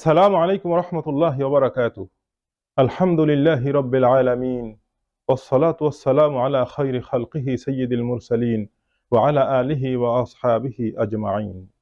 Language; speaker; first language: Arabic; non-native, fluent; Bangla